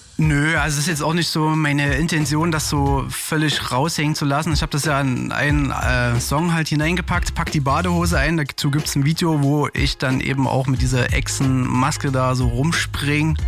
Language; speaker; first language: German; native; German